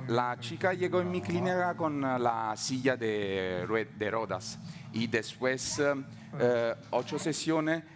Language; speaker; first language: Spanish; non-native, fluent; Italian